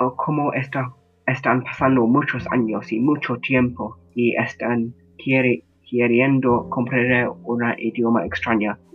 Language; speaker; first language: Spanish; non-native, learner; English